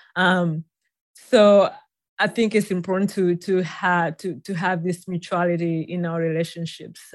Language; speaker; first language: English; non-native, local second language; Swahili